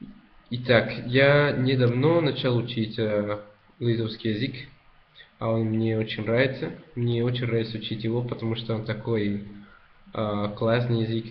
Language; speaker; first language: Russian; non-native, learner; Spanish